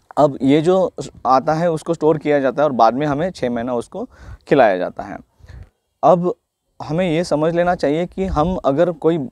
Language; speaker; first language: Hindi; non-native, local second language; Marathi